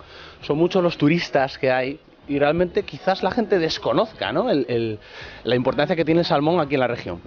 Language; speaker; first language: Spanish; native; Spanish